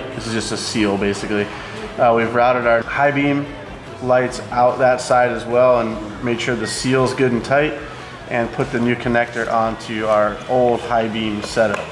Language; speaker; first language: English; native; English